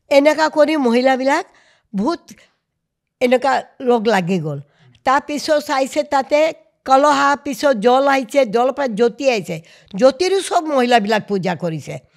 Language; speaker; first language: Assamese; non-native, local second language; Hindi